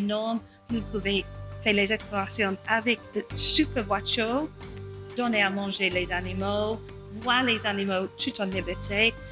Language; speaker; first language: French; non-native, learner; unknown